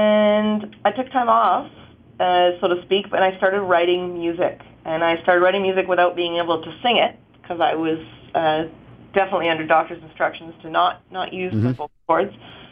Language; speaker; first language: English; native; English